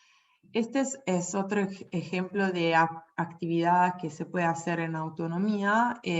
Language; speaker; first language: Spanish; non-native, fluent; Italian